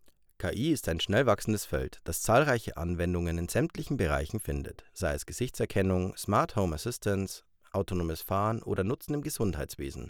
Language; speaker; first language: German; native; German